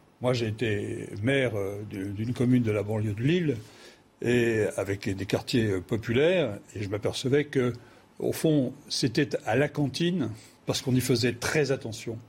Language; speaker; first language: French; native; French